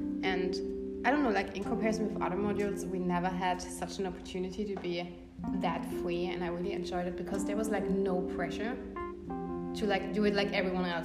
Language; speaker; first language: English; non-native, fluent; German